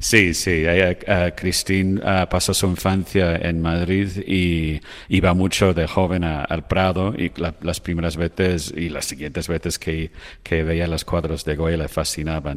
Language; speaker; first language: Spanish; non-native, fluent; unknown